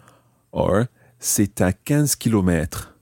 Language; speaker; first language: French; non-native, fluent; English